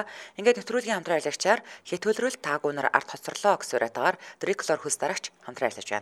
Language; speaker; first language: Mongolian; native; Mongolian